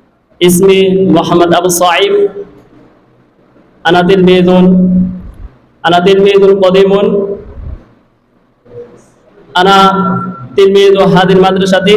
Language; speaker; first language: Arabic; non-native, learner; Bangla